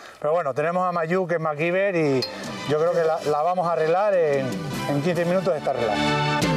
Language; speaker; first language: Spanish; native; Spanish